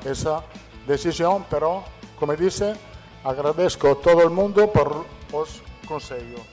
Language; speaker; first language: Portuguese; non-native, fluent; Italian